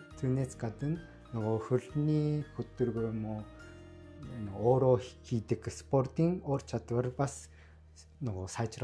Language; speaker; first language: Mongolian; non-native, fluent; Japanese